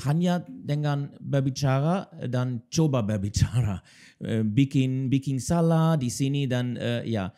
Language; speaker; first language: Indonesian; non-native, learner; German